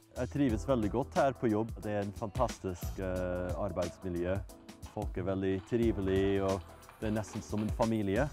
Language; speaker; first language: Norwegian; non-native, fluent; English